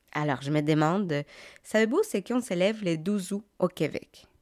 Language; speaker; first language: French; non-native, fluent; Spanish